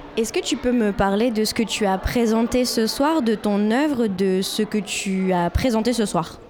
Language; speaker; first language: French; native; French